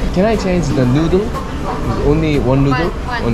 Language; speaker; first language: English; non-native, learner; Korean